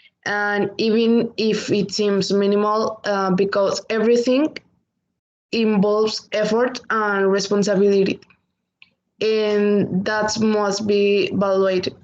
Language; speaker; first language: English; non-native, learner; Spanish